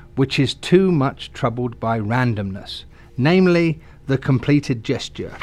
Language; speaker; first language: English; native; English